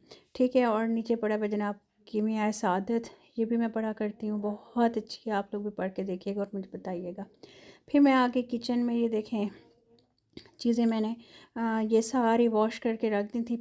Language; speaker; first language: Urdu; non-native, local second language; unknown